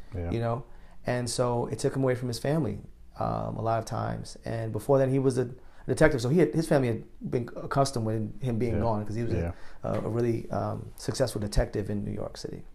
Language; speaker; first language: English; native; English